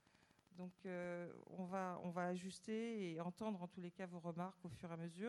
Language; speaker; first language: French; native; French